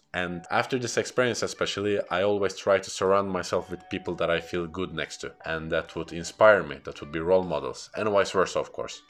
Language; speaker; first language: English; non-native, fluent; Turkish